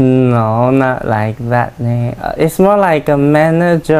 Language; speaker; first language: English; non-native, learner; Chinese